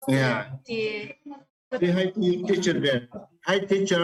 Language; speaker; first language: English; non-native, fluent; Indonesian